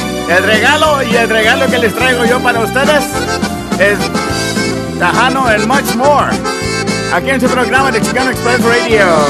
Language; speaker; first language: Spanish; early bilingual, heritage; Spanish